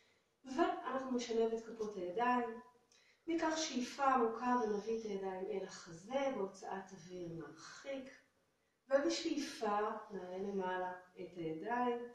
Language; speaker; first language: Hebrew; native; Hebrew